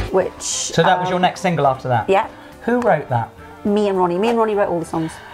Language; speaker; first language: English; native; English